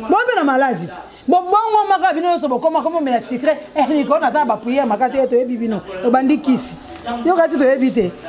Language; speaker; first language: Lingala; non-native, local second language; Luba-Lulua